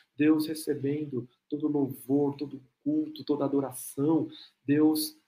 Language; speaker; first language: Portuguese; non-native, fluent; Korean